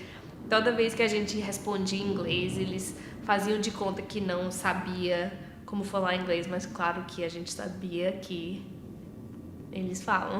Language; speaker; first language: Portuguese; early bilingual, heritage; English